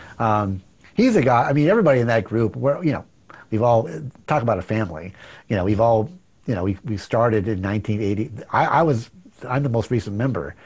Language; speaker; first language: English; native; English